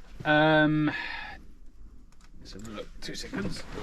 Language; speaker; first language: English; native; English